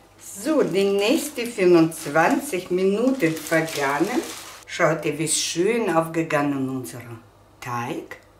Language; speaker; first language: German; non-native, fluent; Russian